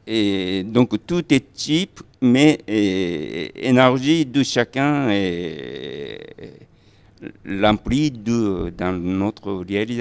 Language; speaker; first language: French; non-native, learner; Japanese